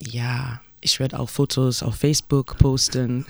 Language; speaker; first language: German; non-native, fluent; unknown